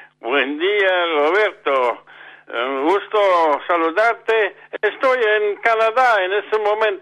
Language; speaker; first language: Spanish; non-native, fluent; Dutch